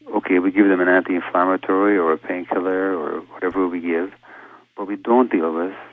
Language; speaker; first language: English; early bilingual, other home language; Hungarian